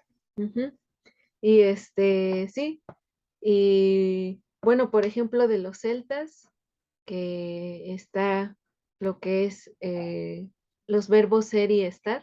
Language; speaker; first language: Spanish; native; Spanish